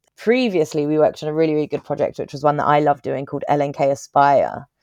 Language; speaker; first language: English; native; English